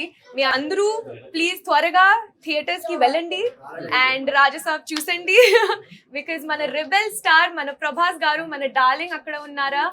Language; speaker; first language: Telugu; non-native, learner; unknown